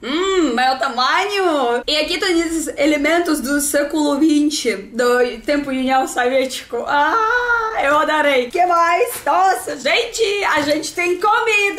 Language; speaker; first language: Portuguese; non-native, learner; Russian